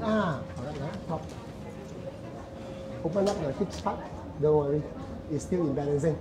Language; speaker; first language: English; non-native, local second language; Chinese